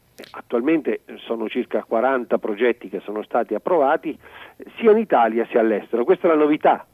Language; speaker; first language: Italian; native; Italian